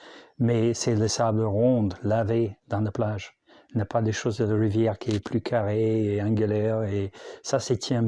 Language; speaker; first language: French; non-native, learner; English